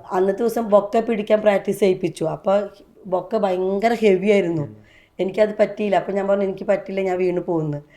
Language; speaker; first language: Malayalam; native; Malayalam